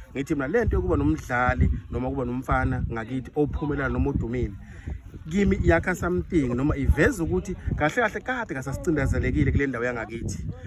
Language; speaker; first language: Zulu; native; Zulu